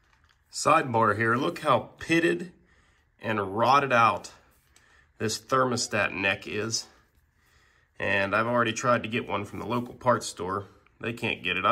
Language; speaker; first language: English; native; English